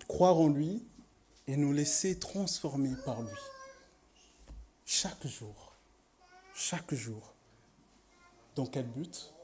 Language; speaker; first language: French; native; French